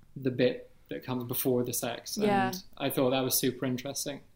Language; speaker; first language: English; native; English